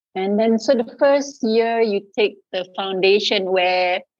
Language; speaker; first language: English; non-native, local second language; Malay